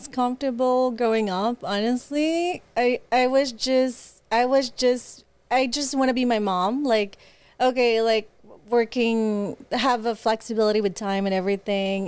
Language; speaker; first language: English; non-native, local second language; Hiligaynon